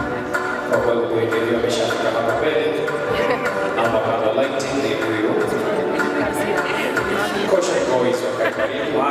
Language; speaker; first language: Swahili; non-native, local second language; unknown